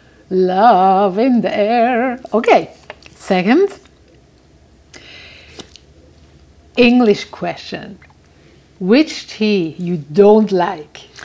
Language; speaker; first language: English; non-native, fluent; German